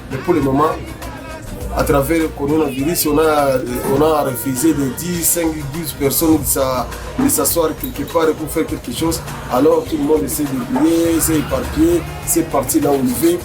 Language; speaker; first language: French; non-native, local second language; Swahili